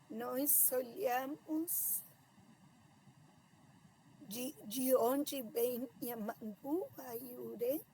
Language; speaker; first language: Portuguese; non-native, fluent; Spanish